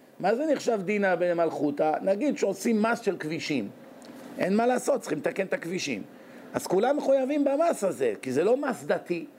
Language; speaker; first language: Hebrew; native; Hebrew